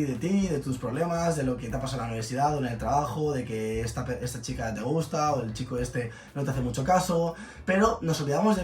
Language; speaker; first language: Spanish; native; Spanish